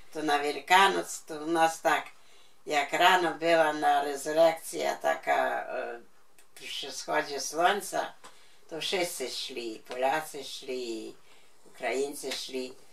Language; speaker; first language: Polish; non-native, local second language; Ukrainian